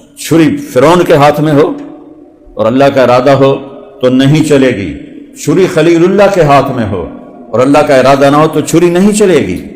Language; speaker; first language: Urdu; non-native, local second language; Punjabi